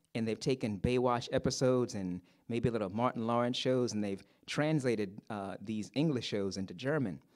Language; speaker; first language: English; native; English